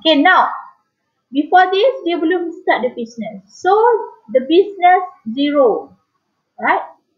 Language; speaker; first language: English; non-native, local second language; Malay